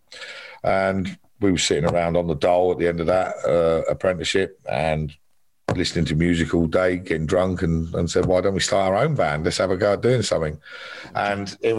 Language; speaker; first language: English; native; English